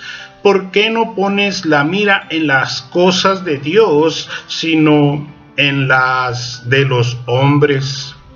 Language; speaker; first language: Spanish; native; Spanish